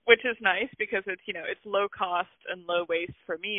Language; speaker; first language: English; native; English